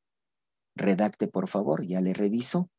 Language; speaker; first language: Spanish; native; Spanish